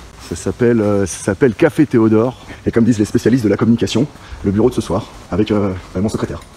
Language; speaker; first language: French; native; French